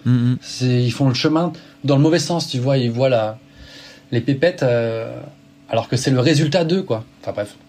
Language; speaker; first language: French; native; French